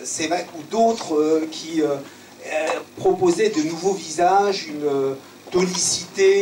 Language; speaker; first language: French; native; French